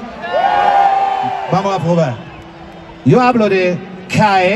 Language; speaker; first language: Spanish; non-native, fluent; German